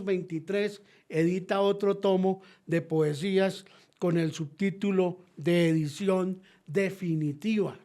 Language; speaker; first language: Spanish; native; Spanish